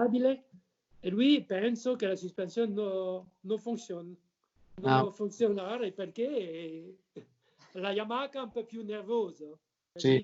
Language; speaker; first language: Italian; non-native, learner; French